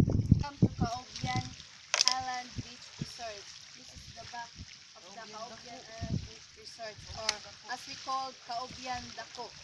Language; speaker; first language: English; non-native, learner; Cebuano